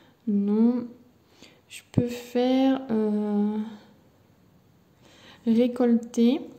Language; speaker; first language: French; native; French